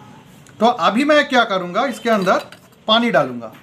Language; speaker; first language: Hindi; non-native, local second language; Bangla